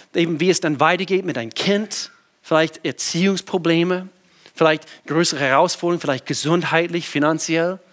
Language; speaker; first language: German; non-native, fluent; English